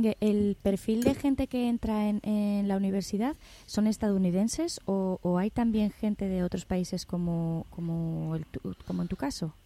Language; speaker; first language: Spanish; native; Spanish